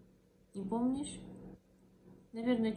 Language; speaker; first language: Russian; native; Russian